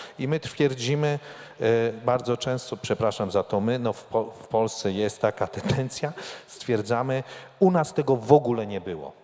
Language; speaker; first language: Polish; native; Polish